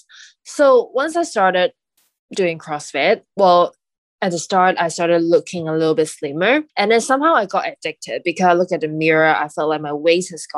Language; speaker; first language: English; non-native, local second language; Cantonese